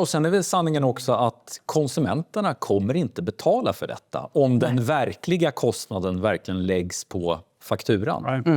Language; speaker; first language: Swedish; native; Swedish